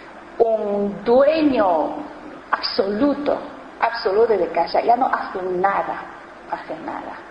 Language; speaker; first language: Spanish; non-native, learner; Chinese